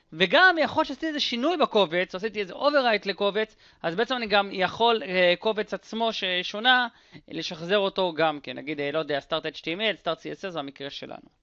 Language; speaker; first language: Hebrew; native; Hebrew